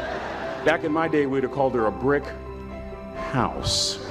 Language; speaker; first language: English; native; English